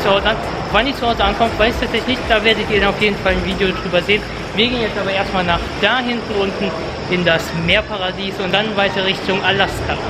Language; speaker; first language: German; native; German